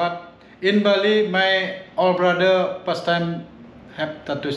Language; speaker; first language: English; non-native, learner; Indonesian